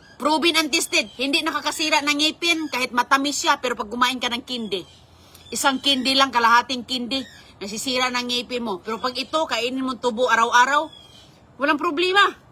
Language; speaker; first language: Filipino; non-native, local second language; Cebuano